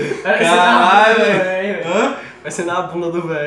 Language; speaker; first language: Portuguese; native; Portuguese